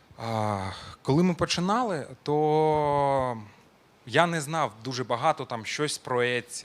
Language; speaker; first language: Ukrainian; non-native, local second language; Russian